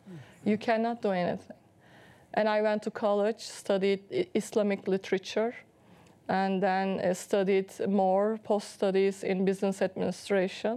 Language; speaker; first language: English; non-native, fluent; Turkish